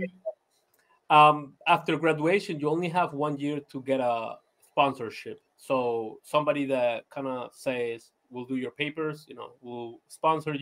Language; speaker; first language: English; non-native, fluent; Spanish